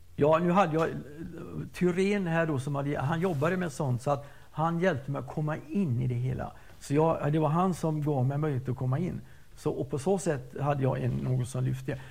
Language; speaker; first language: Swedish; native; Swedish